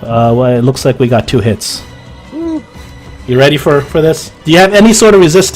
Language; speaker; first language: English; native; English